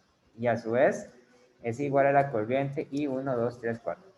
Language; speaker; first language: Spanish; native; Spanish